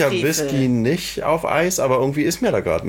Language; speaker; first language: German; native; German